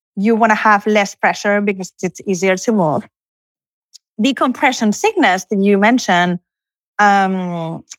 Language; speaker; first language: English; non-native, fluent; Spanish